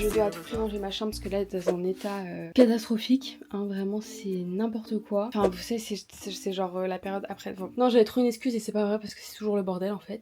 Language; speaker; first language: French; native; French